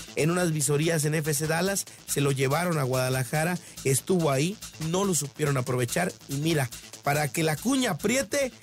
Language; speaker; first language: Spanish; native; Spanish